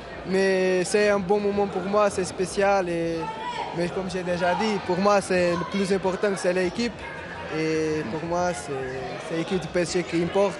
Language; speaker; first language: French; non-native, learner; Portuguese